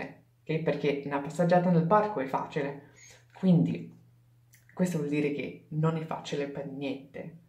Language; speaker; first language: Italian; non-native, fluent; English